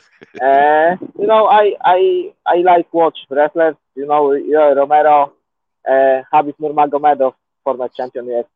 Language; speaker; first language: English; non-native, learner; Polish